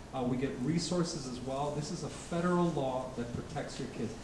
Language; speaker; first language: English; early bilingual, other home language; Spanish